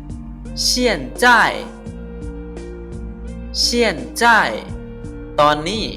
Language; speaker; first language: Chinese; non-native, fluent; Lao